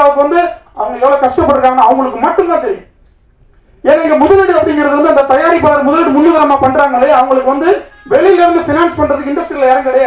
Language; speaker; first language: Tamil; native; Tamil